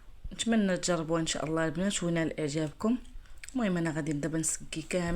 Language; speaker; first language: Arabic; native; Arabic